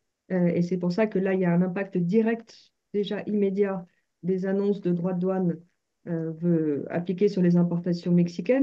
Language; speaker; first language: French; native; French